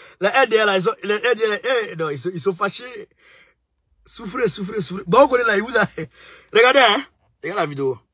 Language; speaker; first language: French; non-native, local second language; Bambara